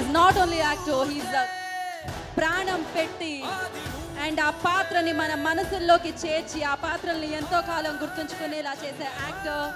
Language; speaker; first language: Telugu; native; Telugu